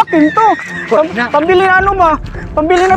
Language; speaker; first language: Filipino; non-native, local second language; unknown